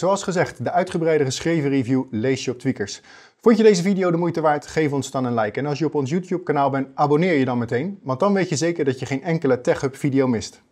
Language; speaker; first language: Dutch; native; Dutch